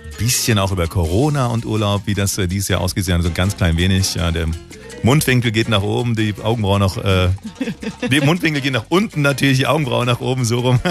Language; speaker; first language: German; native; German